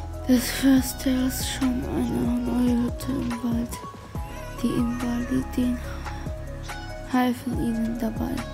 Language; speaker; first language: German; early bilingual, other home language; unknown